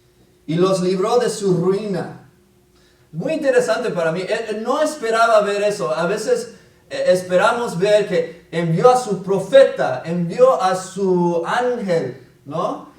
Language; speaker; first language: Spanish; non-native, fluent; English